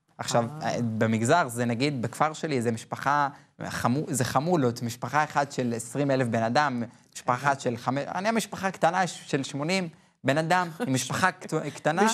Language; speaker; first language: Hebrew; non-native, local second language; Arabic